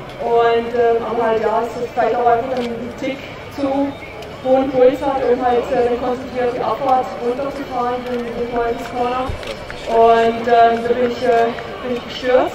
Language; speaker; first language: German; native; German